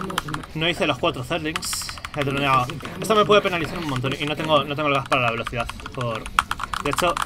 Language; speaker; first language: Spanish; native; Spanish